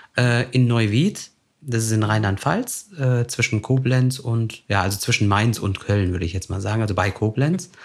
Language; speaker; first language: German; early bilingual, other home language; Turkish